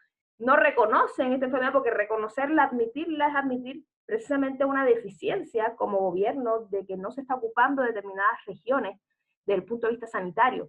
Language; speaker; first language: Spanish; native; Spanish